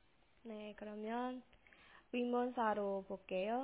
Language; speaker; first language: Korean; non-native, local second language; Burmese